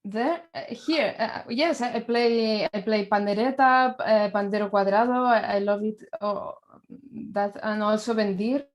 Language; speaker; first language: English; non-native, learner; Spanish